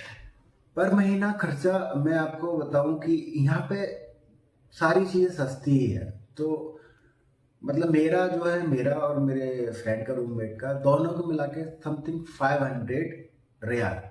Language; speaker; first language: Hindi; native; Hindi